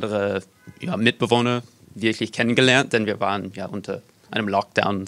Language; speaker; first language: German; non-native, fluent; English